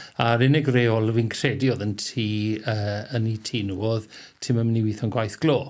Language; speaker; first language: Welsh; native; Welsh